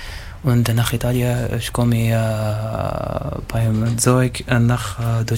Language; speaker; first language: German; non-native, learner; Arabic